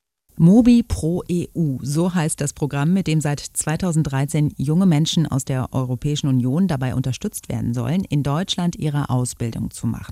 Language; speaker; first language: German; native; German